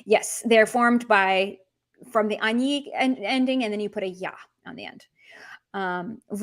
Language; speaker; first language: English; native; English